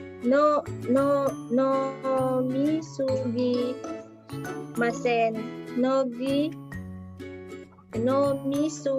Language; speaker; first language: Japanese; non-native, learner; Filipino